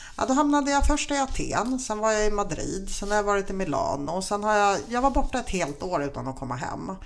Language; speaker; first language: Swedish; early bilingual, other home language; Polish